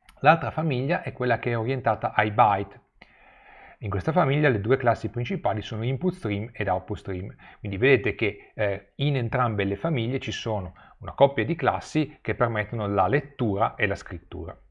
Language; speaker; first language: Italian; native; Italian